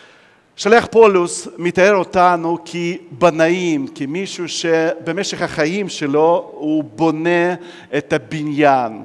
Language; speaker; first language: Hebrew; non-native, fluent; Russian